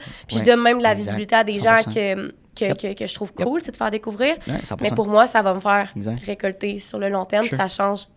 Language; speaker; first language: French; native; French